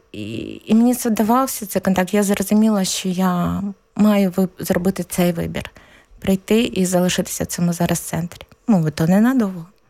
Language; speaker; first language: Ukrainian; native; Ukrainian